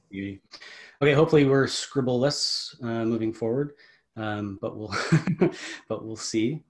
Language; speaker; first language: English; native; English